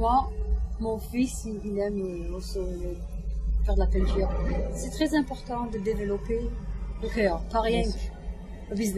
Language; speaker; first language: French; non-native, fluent; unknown